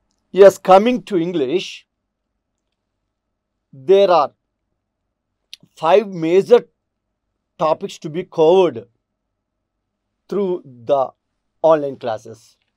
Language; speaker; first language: English; non-native, local second language; Telugu